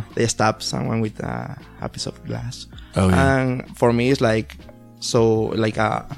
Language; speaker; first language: English; non-native, learner; Spanish